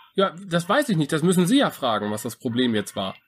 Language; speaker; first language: German; native; German